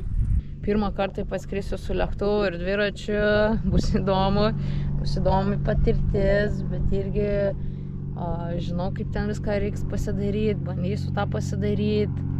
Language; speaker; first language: Lithuanian; native; Lithuanian